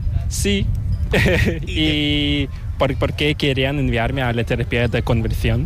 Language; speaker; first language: Spanish; non-native, fluent; Korean